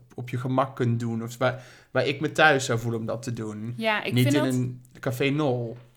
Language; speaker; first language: Dutch; native; Dutch